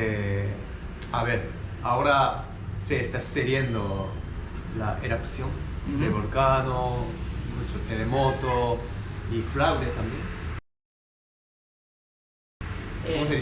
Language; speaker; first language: Spanish; non-native, learner; Japanese